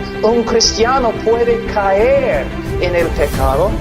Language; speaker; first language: Spanish; non-native, fluent; English